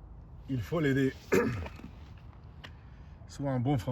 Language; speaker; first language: French; non-native, fluent; Spanish